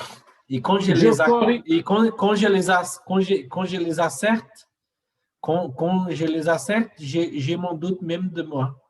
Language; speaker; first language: French; non-native, learner; Portuguese